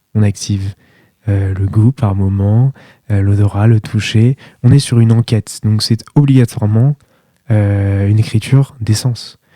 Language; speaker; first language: French; native; French